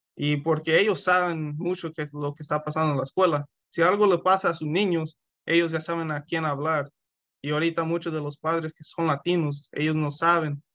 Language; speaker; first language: Spanish; early bilingual, heritage; Spanish